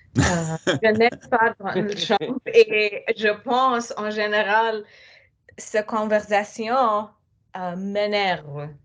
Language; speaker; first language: French; non-native, learner; English